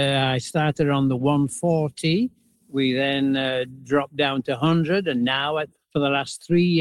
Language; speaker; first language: English; native; English